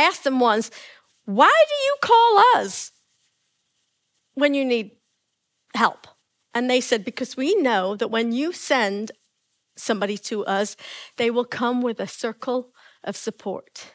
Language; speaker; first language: English; native; English